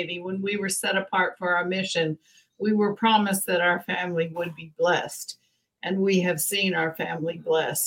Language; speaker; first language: English; native; English